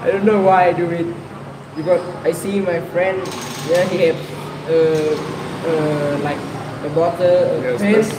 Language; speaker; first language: English; non-native, learner; Vietnamese